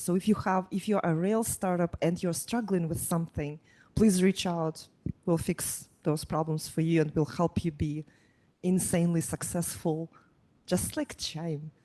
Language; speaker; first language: English; non-native, fluent; Russian